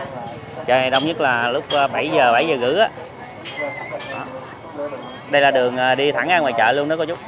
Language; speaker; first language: Vietnamese; native; Vietnamese